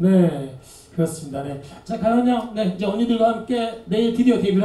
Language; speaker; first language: Korean; native; Korean